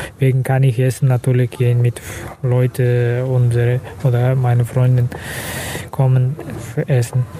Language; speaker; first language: German; non-native, learner; Kazakh